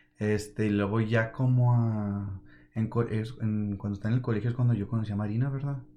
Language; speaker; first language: Spanish; early bilingual, heritage; Spanish